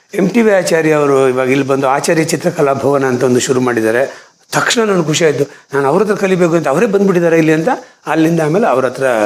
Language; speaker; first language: Kannada; non-native, local second language; Konkani